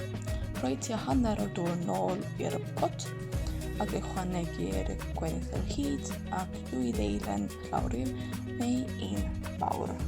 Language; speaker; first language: Welsh; non-native, learner; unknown